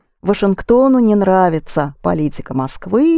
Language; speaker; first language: Russian; non-native, fluent; English